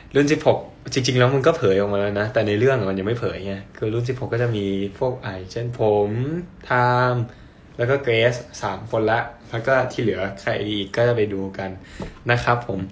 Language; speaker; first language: Thai; early bilingual, heritage; Thai